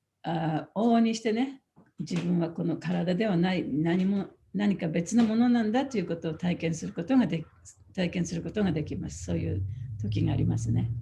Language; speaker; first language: Japanese; native; Japanese